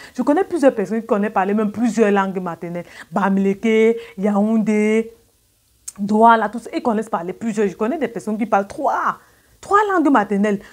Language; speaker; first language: French; native; French